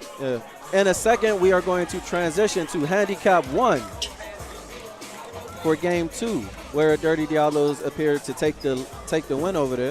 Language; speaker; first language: English; native; English